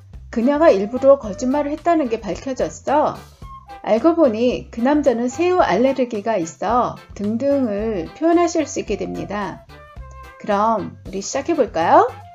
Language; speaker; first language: Korean; native; Korean